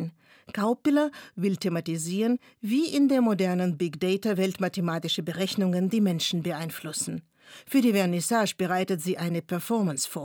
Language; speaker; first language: German; native; German